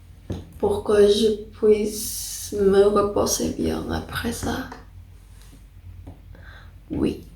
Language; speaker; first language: French; non-native, learner; Indonesian